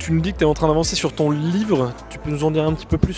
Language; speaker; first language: French; native; French